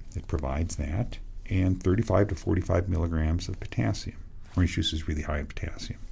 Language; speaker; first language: English; native; English